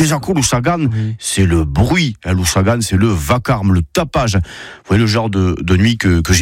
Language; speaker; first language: French; native; French